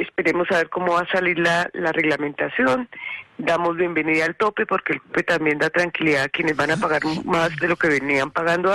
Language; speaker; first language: Spanish; native; Spanish